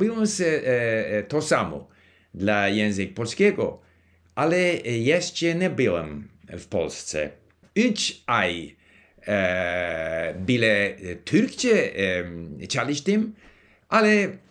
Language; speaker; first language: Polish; non-native, learner; English